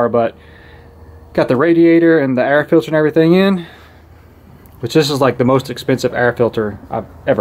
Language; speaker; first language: English; native; English